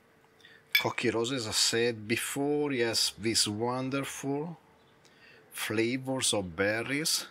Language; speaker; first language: English; non-native, fluent; Italian